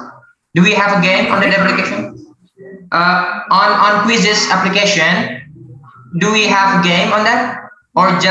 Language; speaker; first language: English; non-native, learner; Indonesian